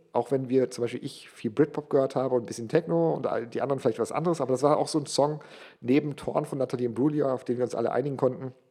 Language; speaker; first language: German; non-native, local second language; English